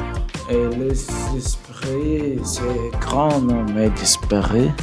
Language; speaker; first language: French; non-native, learner; English